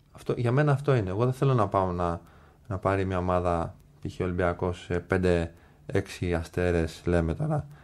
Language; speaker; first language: Greek; native; Greek